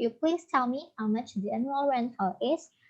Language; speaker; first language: English; non-native, fluent; Indonesian